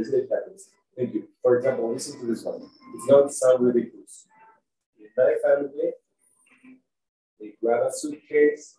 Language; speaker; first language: English; non-native, fluent; Spanish